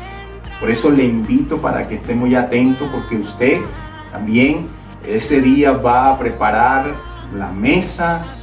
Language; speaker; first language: Spanish; native; Spanish